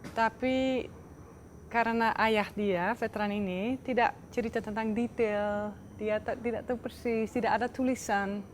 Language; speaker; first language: Indonesian; non-native, fluent; Dutch